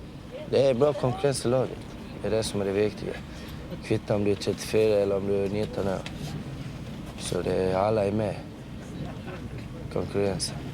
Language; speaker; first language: Swedish; early bilingual, other home language; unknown